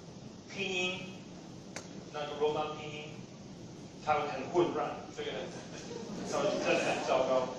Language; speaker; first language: Chinese; non-native, fluent; English